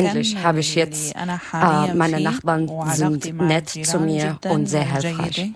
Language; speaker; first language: German; non-native, learner; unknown